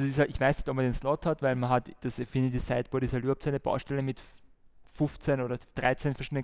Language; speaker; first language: German; native; German